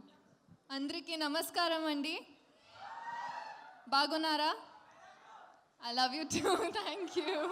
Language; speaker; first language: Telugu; non-native, learner; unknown